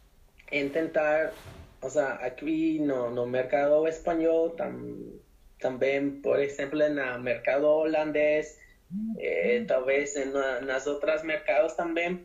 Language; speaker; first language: Portuguese; non-native, learner; Spanish